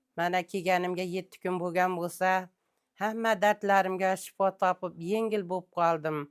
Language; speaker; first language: Uzbek; native; Uzbek